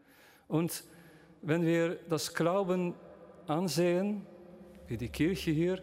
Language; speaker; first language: German; non-native, learner; Dutch